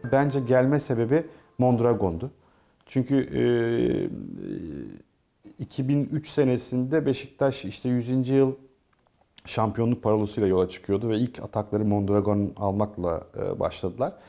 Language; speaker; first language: Turkish; native; Turkish